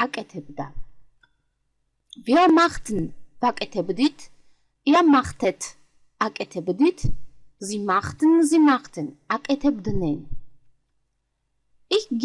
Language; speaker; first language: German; non-native, fluent; Georgian